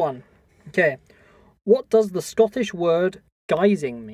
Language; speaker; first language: English; native; English